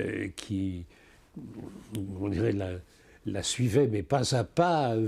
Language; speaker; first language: French; native; French